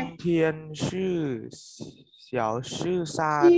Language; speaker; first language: Chinese; non-native, learner; Thai